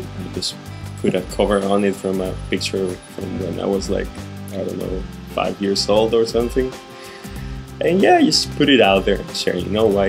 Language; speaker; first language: English; non-native, fluent; Spanish